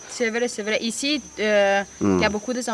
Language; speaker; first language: French; non-native, learner; Italian